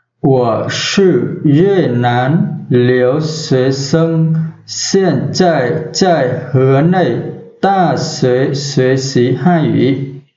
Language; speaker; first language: Chinese; non-native, fluent; Vietnamese